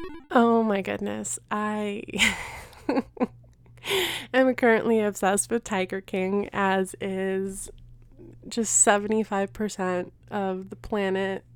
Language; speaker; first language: English; early bilingual, other home language; Spanish